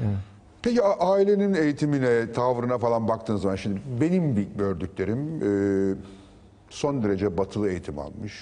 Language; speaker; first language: Turkish; native; Turkish